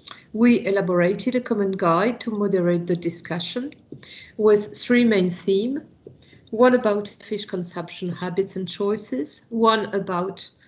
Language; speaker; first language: English; non-native, fluent; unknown